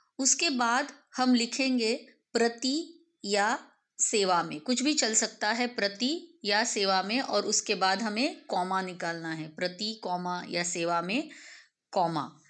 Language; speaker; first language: Hindi; non-native, local second language; Marathi